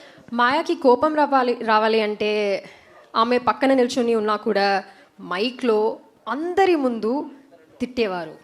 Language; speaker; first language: Telugu; non-native, learner; Malayalam